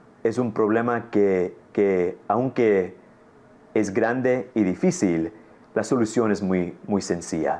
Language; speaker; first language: Spanish; non-native, fluent; English